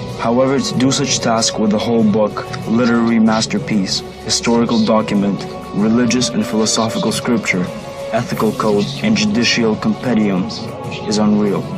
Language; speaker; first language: English; non-native, fluent; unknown